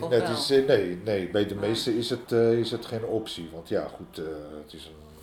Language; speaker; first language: Dutch; early bilingual, other home language; Arabic